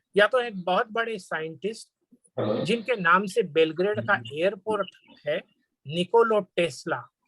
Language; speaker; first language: Hindi; non-native, local second language; Marathi